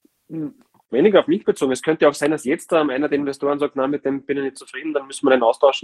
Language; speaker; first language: German; native; German